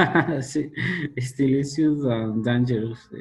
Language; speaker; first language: English; non-native, learner; Spanish